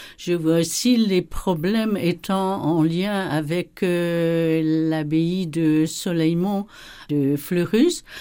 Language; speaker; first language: French; native; French